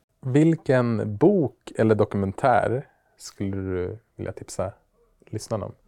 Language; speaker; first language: Swedish; native; Swedish